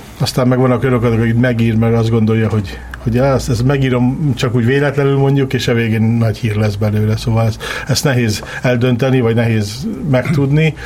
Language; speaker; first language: Hungarian; early bilingual, heritage; Hungarian